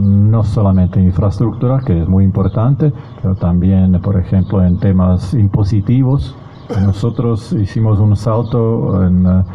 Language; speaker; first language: Spanish; non-native, fluent; Slovak